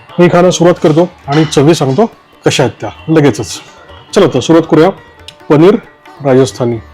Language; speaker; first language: Marathi; native; Marathi